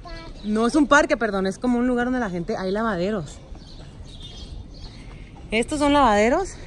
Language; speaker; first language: Spanish; native; Spanish